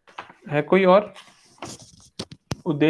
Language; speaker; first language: Hindi; native; Hindi